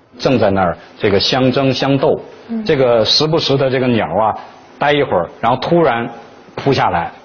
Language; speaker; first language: Chinese; native; Chinese